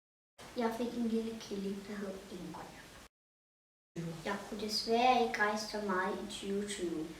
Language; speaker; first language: Danish; non-native, learner; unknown